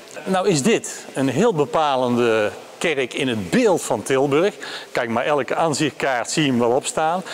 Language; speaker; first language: Dutch; native; Dutch